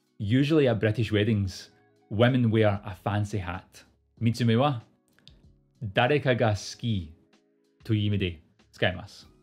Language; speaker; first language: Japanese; non-native, fluent; English